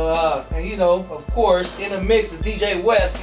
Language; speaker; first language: English; native; English